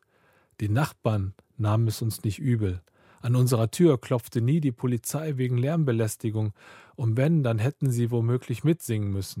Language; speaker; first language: German; early bilingual, other home language; Korean